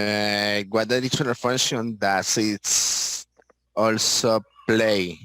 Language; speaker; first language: English; non-native, learner; Spanish